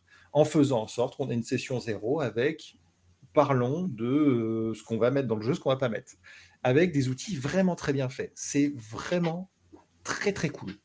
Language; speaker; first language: French; native; French